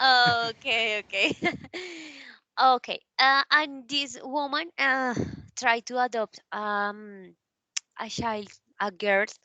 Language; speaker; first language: English; non-native, learner; Spanish